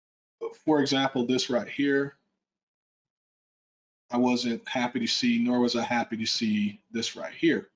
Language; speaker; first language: English; native; English